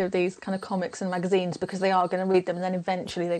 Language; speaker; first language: English; native; English